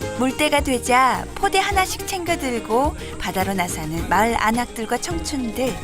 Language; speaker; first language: Korean; native; Korean